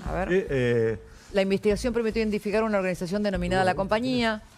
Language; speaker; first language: Spanish; native; Spanish